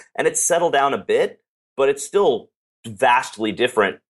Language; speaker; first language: English; native; English